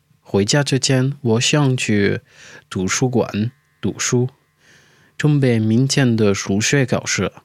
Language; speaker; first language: Chinese; non-native, learner; French